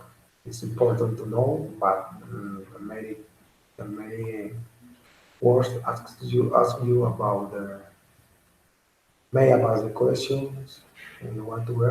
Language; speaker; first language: English; non-native, learner; Spanish